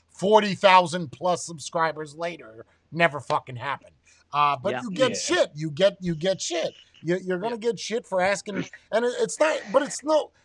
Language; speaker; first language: English; native; English